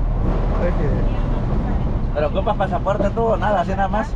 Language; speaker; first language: Spanish; native; Spanish